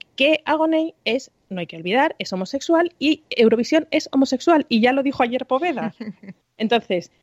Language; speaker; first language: Spanish; native; Spanish